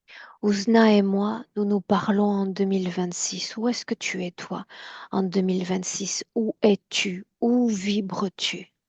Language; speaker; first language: French; native; French